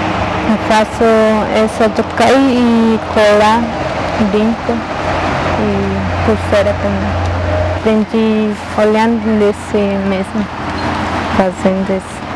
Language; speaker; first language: Portuguese; non-native, local second language; Guarani